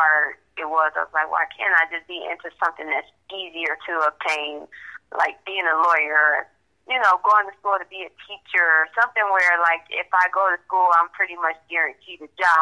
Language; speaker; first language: English; native; English